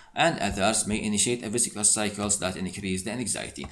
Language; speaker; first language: English; non-native, fluent; Arabic